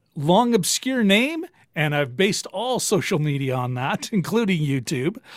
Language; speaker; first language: English; native; English